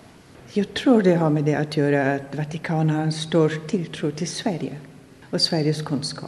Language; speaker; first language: Swedish; non-native, fluent; German